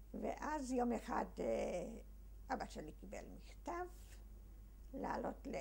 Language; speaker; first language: Hebrew; early bilingual, other home language; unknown